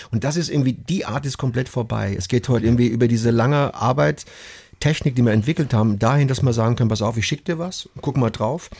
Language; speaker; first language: German; native; German